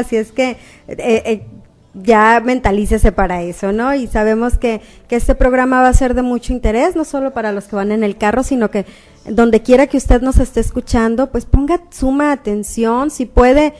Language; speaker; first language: Spanish; native; Spanish